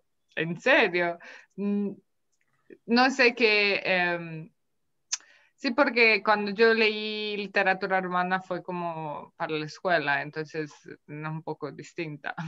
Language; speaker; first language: Spanish; non-native, fluent; Romanian